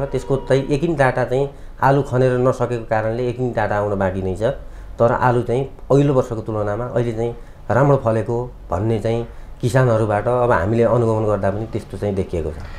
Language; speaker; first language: Nepali; native; Nepali